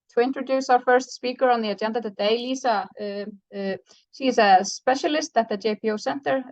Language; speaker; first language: English; non-native, fluent; Icelandic